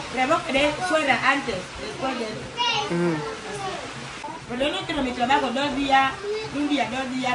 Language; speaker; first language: Spanish; non-native, local second language; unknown